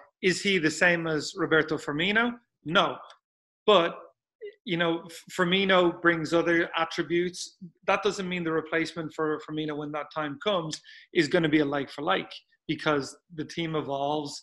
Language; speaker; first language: English; native; English